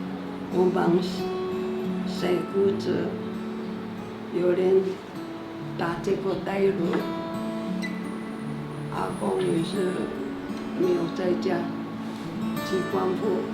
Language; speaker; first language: Chinese; non-native, local second language; Amis